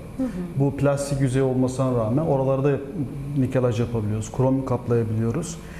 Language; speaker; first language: Turkish; early bilingual, heritage; Turkish